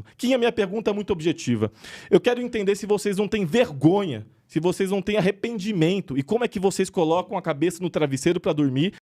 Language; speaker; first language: Portuguese; native; Portuguese